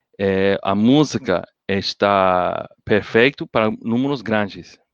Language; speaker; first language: Portuguese; non-native, learner; English